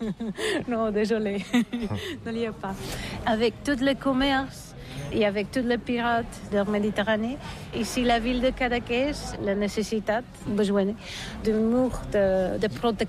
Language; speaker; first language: French; non-native, learner; Catalan